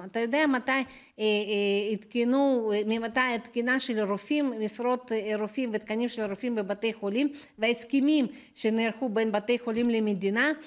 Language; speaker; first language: Hebrew; non-native, fluent; Russian